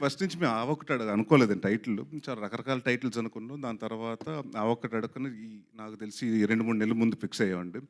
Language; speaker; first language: Telugu; native; Telugu